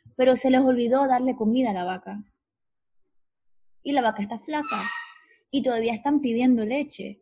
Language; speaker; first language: Spanish; native; Spanish